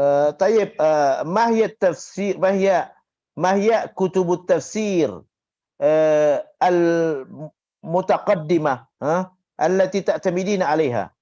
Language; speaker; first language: Arabic; non-native, fluent; Indonesian